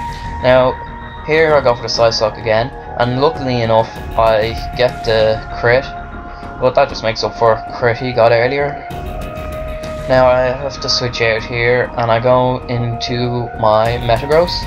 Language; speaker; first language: English; native; English